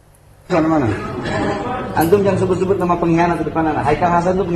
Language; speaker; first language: Indonesian; native; Indonesian